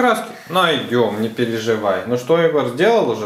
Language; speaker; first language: Russian; native; Russian